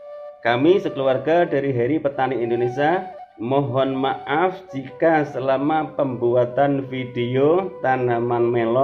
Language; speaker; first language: Indonesian; native; Indonesian